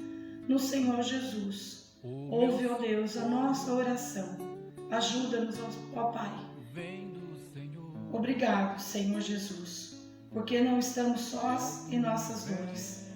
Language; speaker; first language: Portuguese; native; Portuguese